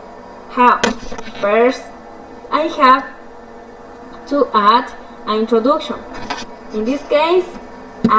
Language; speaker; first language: English; non-native, fluent; Spanish